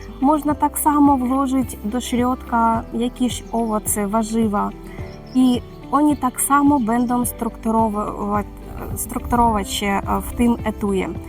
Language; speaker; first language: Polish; non-native, learner; Ukrainian